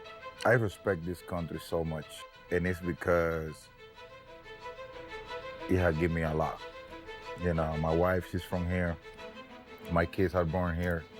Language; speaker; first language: English; non-native, fluent; Spanish